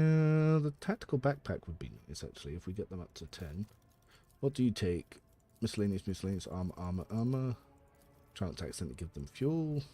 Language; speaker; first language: English; native; English